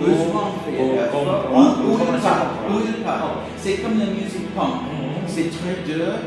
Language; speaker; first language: French; non-native, learner; English